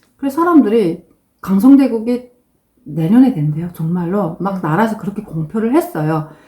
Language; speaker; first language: Korean; native; Korean